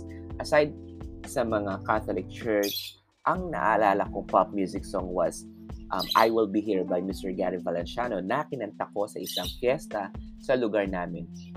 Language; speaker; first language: English; non-native, local second language; Filipino